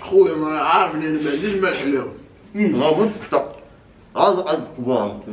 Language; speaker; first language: Arabic; native; Arabic